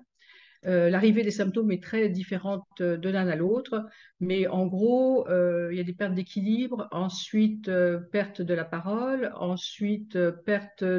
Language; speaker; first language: French; native; French